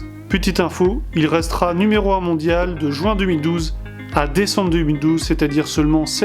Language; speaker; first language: French; native; French